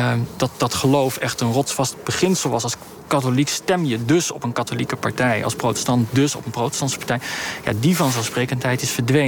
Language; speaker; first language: Dutch; native; Dutch